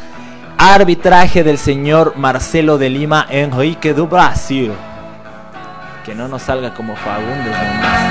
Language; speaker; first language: Spanish; native; Spanish